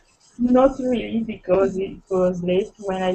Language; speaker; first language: English; non-native, fluent; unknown